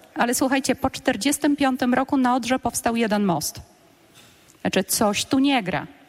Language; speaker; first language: Polish; native; Polish